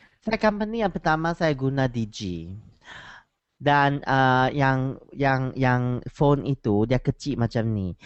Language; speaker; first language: Malay; non-native, learner; Chinese